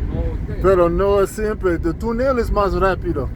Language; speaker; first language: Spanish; non-native, learner; English